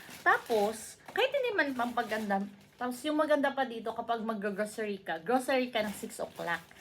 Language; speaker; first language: Filipino; non-native, local second language; Cebuano